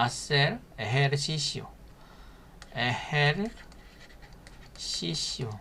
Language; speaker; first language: Spanish; non-native, fluent; Korean